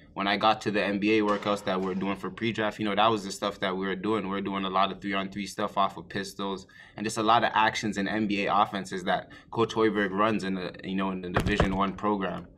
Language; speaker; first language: English; native; English